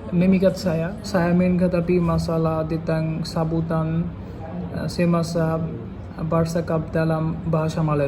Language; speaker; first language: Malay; non-native, learner; Bangla